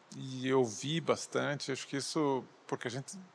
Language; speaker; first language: Portuguese; native; Portuguese